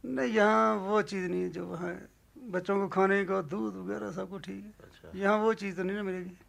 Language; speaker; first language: Urdu; non-native, local second language; Punjabi